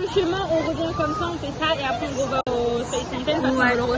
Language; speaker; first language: French; native; French